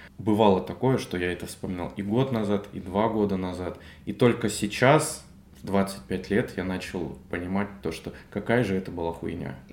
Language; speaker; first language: Russian; native; Russian